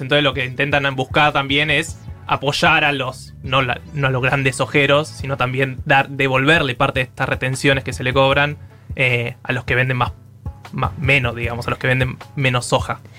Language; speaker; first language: Spanish; native; Spanish